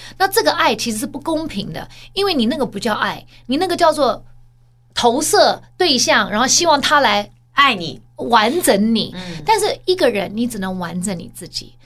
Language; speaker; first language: Chinese; native; Chinese